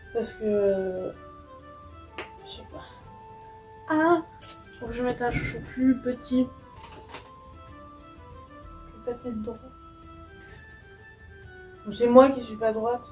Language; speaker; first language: French; native; French